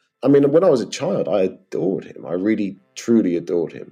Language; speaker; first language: English; native; English